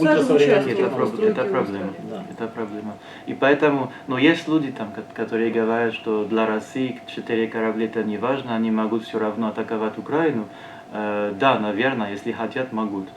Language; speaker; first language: Russian; non-native, learner; French